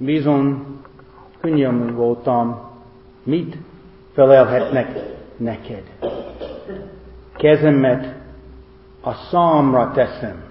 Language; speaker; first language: Hungarian; non-native, fluent; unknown